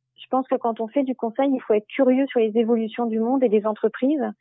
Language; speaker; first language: French; native; French